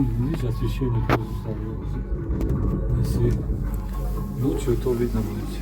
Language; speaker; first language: Russian; non-native, learner; Tajik